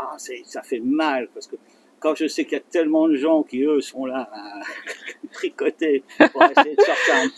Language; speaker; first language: French; native; French